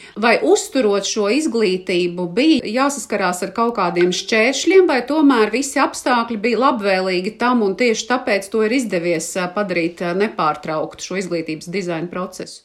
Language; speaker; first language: Latvian; native; Latvian